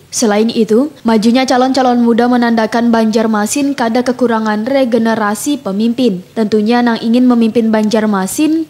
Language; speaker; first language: Indonesian; native; Indonesian